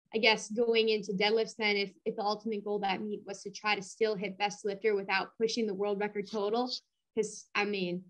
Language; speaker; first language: English; native; English